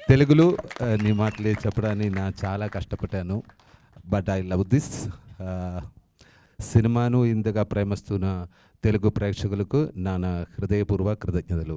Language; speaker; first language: Telugu; non-native, learner; Malayalam